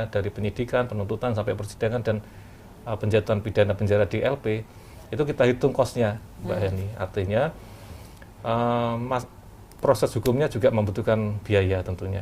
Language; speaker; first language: Indonesian; native; Indonesian